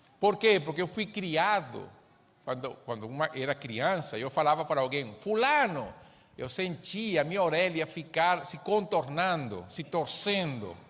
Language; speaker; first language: Portuguese; non-native, fluent; Spanish